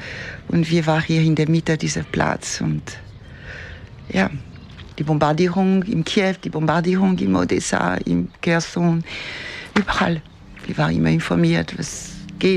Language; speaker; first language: German; non-native, fluent; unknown